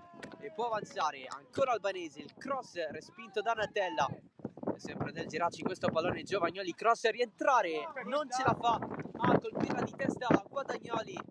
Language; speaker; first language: Italian; native; Italian